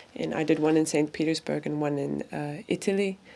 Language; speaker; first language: English; non-native, fluent; Latvian